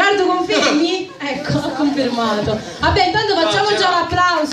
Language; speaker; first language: Italian; native; Italian